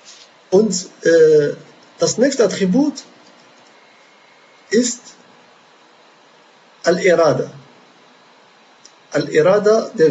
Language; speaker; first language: German; non-native, fluent; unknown